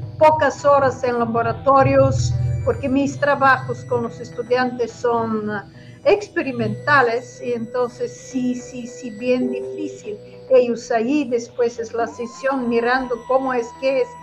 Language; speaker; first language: Spanish; non-native, fluent; Bulgarian